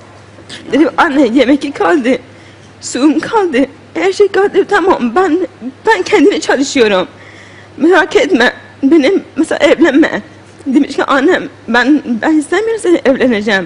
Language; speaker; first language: Turkish; non-native, learner; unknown